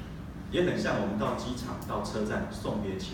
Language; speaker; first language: Chinese; native; Chinese